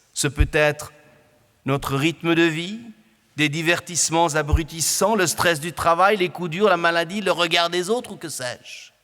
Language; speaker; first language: French; native; French